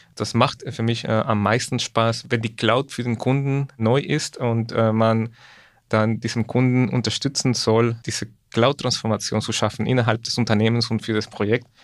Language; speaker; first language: German; non-native, fluent; Spanish